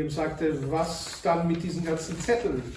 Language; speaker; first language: German; native; German